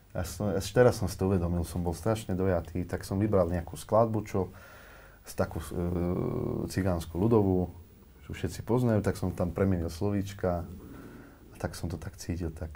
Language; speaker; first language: Slovak; native; Slovak